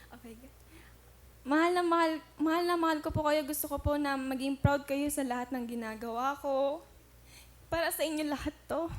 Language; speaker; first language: Filipino; native; Filipino